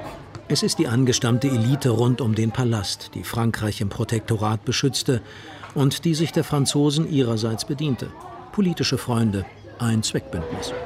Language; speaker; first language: German; native; German